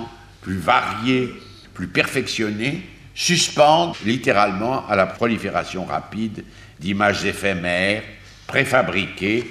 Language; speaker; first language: French; native; French